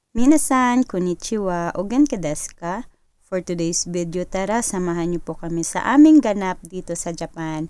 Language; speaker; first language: Filipino; non-native, local second language; Cebuano